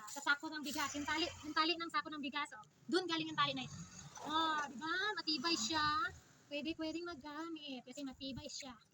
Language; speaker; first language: Filipino; non-native, local second language; Hiligaynon